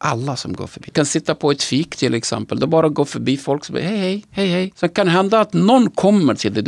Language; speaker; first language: Swedish; non-native, fluent; Arabic